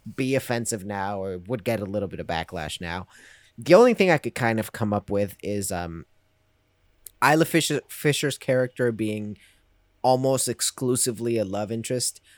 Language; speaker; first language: English; non-native, fluent; Spanish